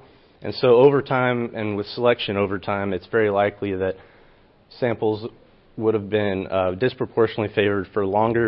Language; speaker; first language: English; native; English